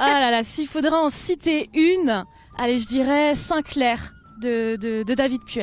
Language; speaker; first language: French; native; French